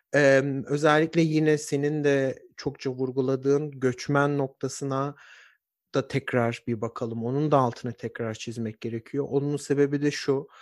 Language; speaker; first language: Turkish; native; Turkish